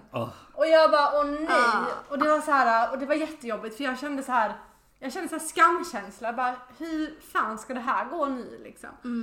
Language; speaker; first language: Swedish; native; Swedish